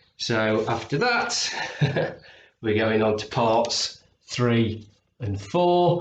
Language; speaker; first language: English; native; English